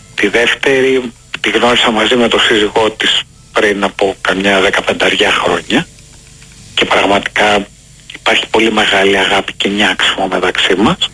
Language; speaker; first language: Greek; native; Greek